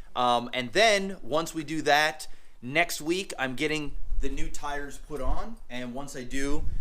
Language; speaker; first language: English; native; English